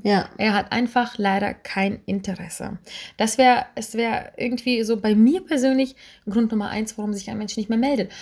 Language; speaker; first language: German; native; German